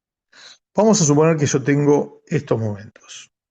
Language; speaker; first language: Spanish; native; Spanish